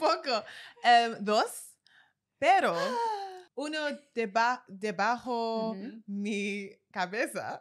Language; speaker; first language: Spanish; non-native, learner; English